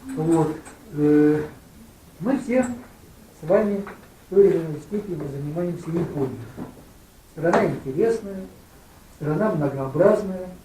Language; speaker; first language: Russian; native; Russian